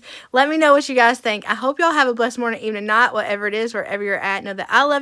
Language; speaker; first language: English; native; English